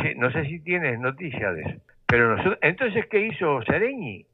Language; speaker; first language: Spanish; native; Spanish